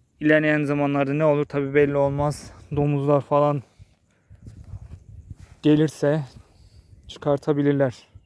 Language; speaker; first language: Turkish; native; Turkish